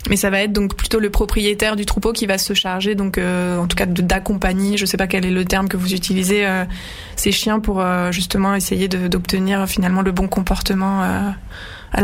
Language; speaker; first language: French; native; French